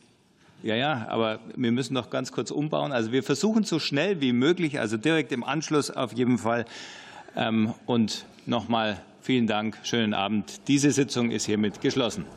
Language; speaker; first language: German; native; German